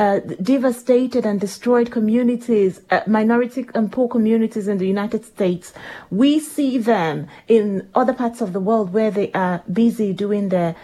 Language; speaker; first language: English; non-native, local second language; Igbo